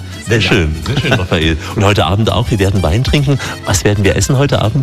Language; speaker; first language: German; native; German